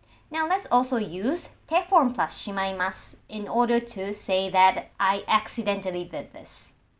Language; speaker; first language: English; non-native, fluent; Japanese